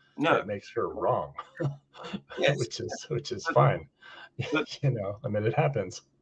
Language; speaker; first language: English; native; English